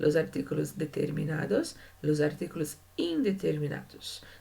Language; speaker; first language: Spanish; non-native, learner; Portuguese